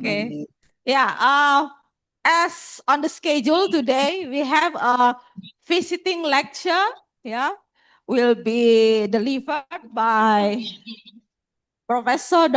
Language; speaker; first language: English; non-native, fluent; Indonesian